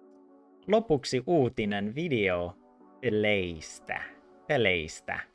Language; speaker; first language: Finnish; non-native, learner; English